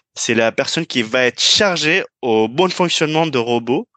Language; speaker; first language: French; non-native, fluent; Spanish